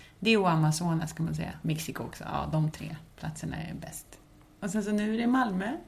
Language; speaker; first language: Swedish; early bilingual, other home language; Spanish